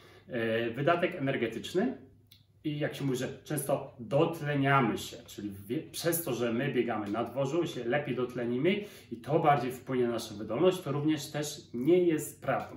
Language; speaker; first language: Polish; native; Polish